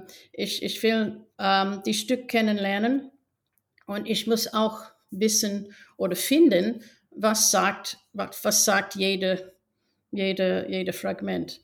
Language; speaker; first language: German; non-native, fluent; English